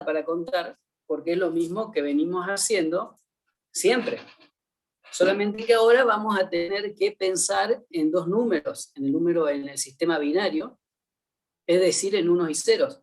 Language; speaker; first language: Spanish; native; Spanish